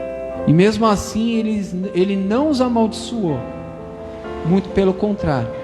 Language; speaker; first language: Portuguese; native; Portuguese